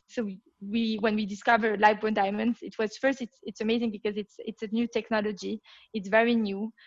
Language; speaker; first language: English; non-native, fluent; French